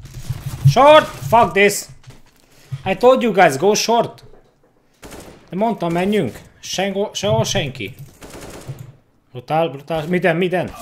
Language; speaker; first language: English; non-native, learner; Hungarian